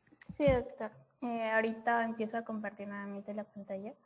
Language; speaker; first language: Spanish; native; Spanish